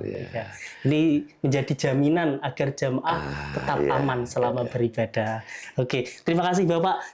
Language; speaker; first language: Indonesian; native; Indonesian